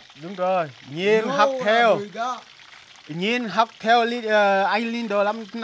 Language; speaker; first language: Vietnamese; non-native, fluent; Portuguese